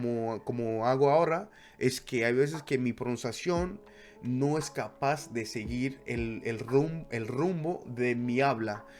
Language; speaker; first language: Spanish; non-native, fluent; English